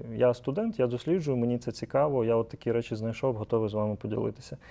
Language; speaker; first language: Ukrainian; native; Ukrainian